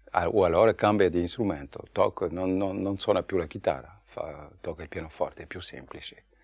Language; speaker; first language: Italian; non-native, fluent; French